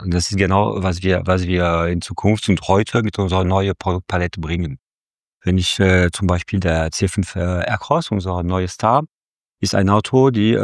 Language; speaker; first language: German; non-native, fluent; French